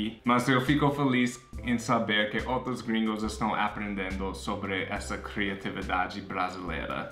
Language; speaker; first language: Portuguese; non-native, fluent; English